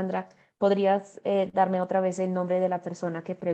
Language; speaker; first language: Spanish; non-native, fluent; English